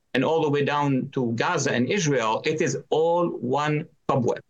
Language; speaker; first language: English; non-native, fluent; Arabic